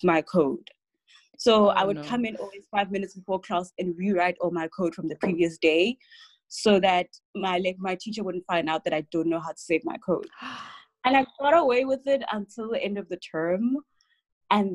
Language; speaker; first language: English; non-native, local second language; Tswana